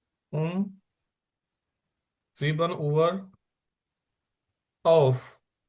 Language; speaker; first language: German; non-native, learner; Urdu